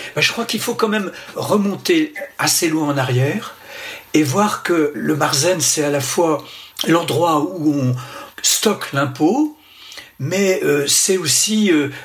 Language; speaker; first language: French; native; French